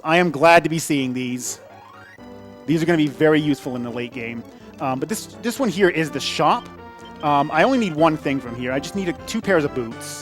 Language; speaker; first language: English; native; English